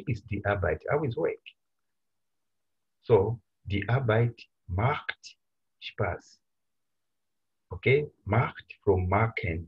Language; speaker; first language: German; non-native, fluent; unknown